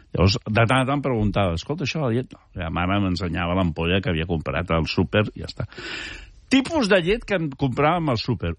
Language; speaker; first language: Catalan; early bilingual, heritage; Catalan